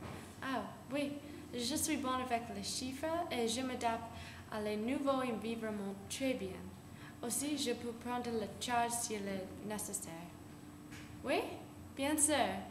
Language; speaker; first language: French; non-native, learner; English